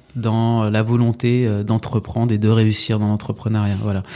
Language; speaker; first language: French; native; French